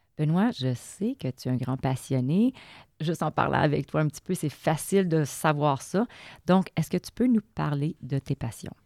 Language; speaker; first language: French; native; French